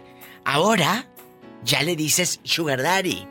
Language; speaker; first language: Spanish; native; Spanish